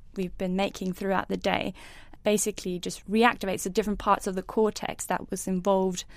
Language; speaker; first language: English; non-native, fluent; Norwegian